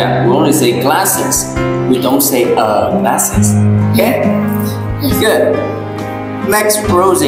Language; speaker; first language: English; non-native, fluent; Vietnamese